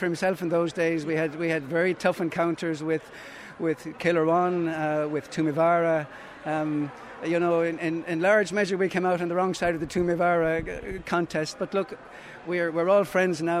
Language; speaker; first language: English; native; English